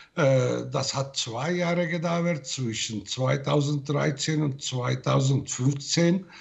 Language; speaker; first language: German; non-native, fluent; Turkish